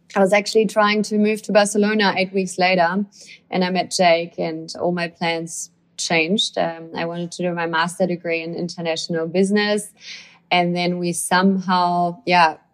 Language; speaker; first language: English; non-native, fluent; German